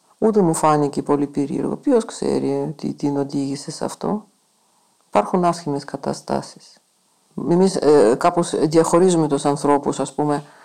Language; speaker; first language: Greek; non-native, fluent; Russian